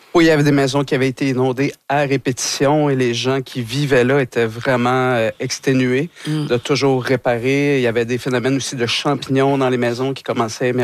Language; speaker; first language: French; native; French